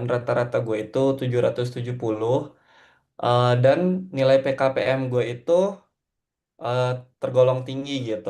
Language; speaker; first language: Indonesian; native; Indonesian